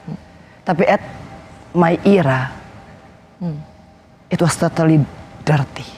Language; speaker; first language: English; non-native, fluent; Indonesian